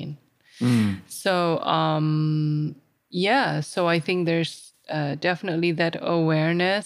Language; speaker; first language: English; non-native, local second language; Malay